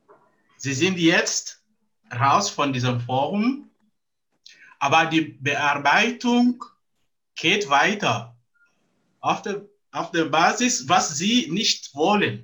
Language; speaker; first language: German; non-native, fluent; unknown